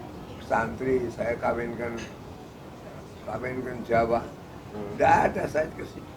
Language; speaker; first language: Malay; non-native, local second language; Javanese